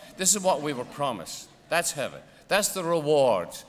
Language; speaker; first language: English; native; English